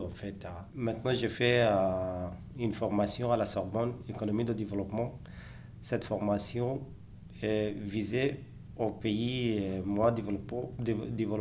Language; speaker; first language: French; non-native, fluent; Arabic